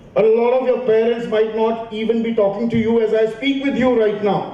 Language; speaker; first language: English; non-native, local second language; Hindi